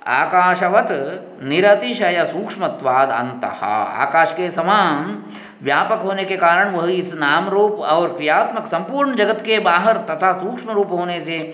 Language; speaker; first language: Hindi; non-native, local second language; Kannada